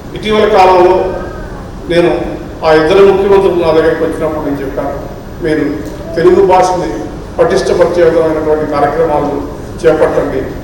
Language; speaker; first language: Telugu; native; Telugu